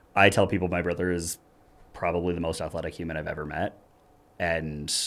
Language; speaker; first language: English; early bilingual, other home language; German